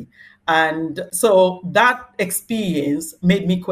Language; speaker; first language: English; non-native, local second language; Krio